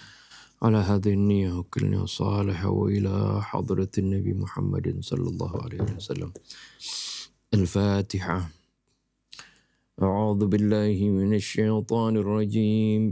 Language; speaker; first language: Arabic; non-native, fluent; Indonesian